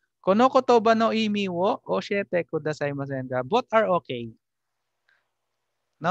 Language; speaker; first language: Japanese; non-native, fluent; Filipino